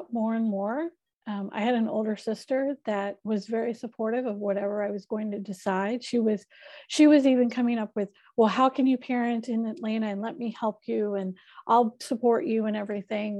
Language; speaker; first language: English; native; English